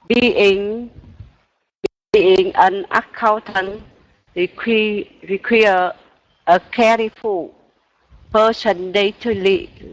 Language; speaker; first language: English; non-native, learner; Vietnamese